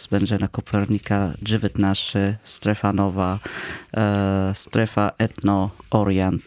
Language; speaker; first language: Polish; non-native, fluent; Arabic